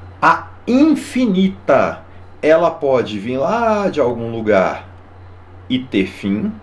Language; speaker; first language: Portuguese; native; Portuguese